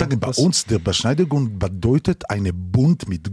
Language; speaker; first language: German; non-native, learner; Hebrew